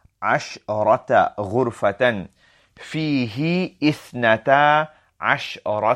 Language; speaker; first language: Arabic; non-native, fluent; English